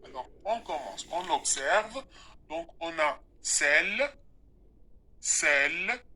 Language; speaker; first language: French; non-native, local second language; Arabic